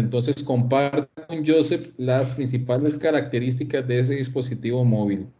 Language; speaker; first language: Spanish; native; Spanish